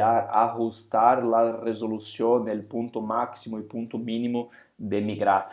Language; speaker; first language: Spanish; non-native, fluent; Portuguese